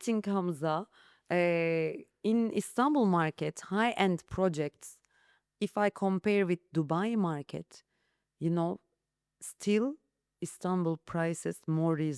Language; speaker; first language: English; non-native, learner; Turkish